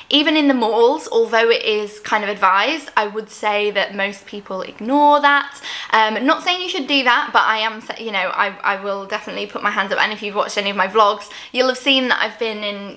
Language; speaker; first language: English; native; English